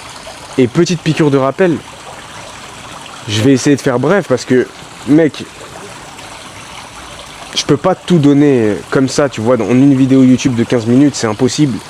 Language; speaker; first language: French; native; French